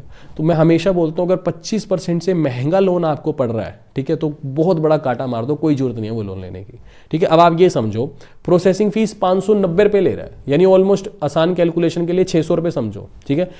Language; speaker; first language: Hindi; native; Hindi